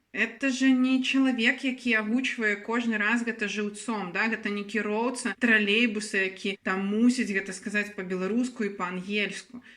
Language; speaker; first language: Belarusian; native; Belarusian